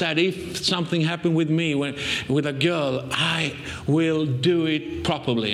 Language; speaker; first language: English; non-native, fluent; Swedish